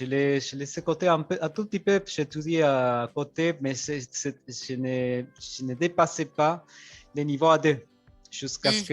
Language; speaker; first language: French; non-native, fluent; Spanish